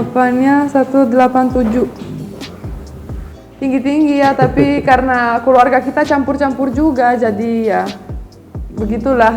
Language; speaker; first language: Indonesian; non-native, fluent; Romanian